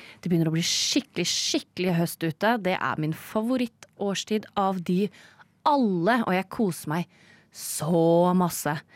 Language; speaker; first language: Norwegian; native; Norwegian